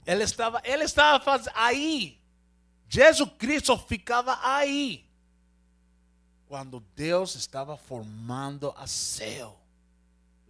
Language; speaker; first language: Portuguese; non-native, learner; Spanish